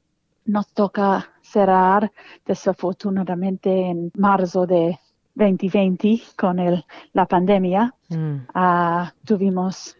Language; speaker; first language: Spanish; non-native, fluent; English